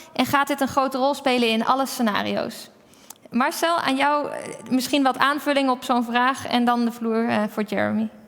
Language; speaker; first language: Dutch; native; Dutch